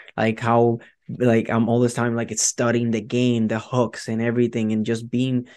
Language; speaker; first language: English; non-native, fluent; Spanish